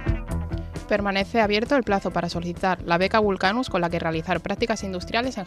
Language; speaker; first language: Spanish; native; Spanish